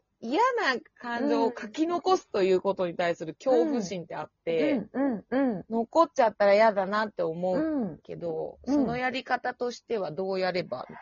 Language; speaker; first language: Japanese; native; Japanese